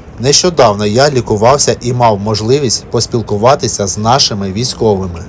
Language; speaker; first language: Ukrainian; non-native, local second language; Russian